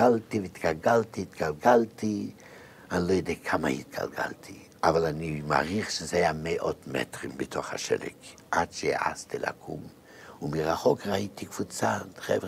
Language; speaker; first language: Hebrew; non-native, fluent; Yiddish